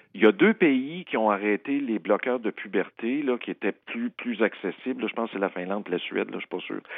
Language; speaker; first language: French; native; French